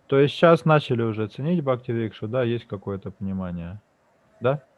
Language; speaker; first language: Russian; native; Russian